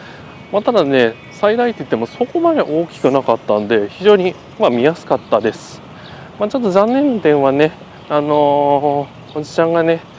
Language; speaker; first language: Japanese; native; Japanese